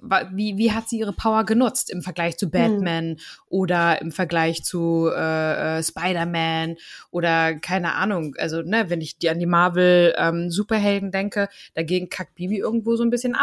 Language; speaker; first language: German; native; German